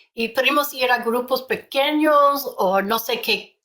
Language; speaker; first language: Spanish; non-native, learner; English